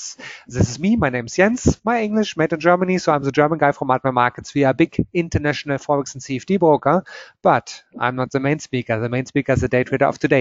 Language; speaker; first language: English; non-native, fluent; German